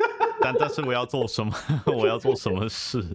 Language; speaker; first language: Chinese; non-native, fluent; English